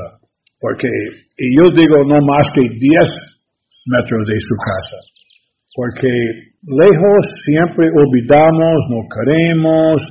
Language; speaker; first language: Spanish; non-native, learner; English